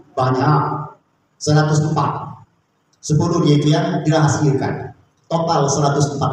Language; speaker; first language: Malay; native; Malay